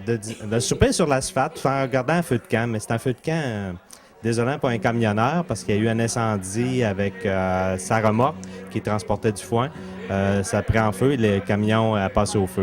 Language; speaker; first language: French; native; French